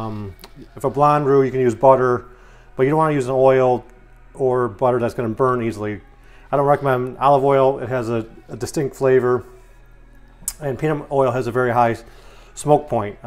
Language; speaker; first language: English; native; English